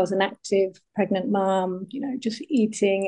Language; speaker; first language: English; native; English